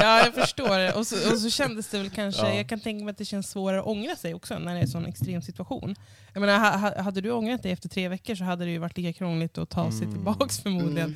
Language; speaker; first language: Swedish; native; Swedish